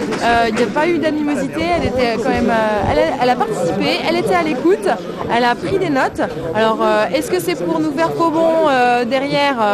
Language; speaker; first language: French; native; French